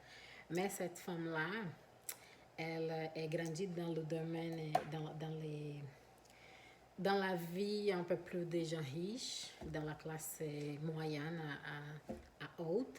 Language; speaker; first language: French; non-native, fluent; Portuguese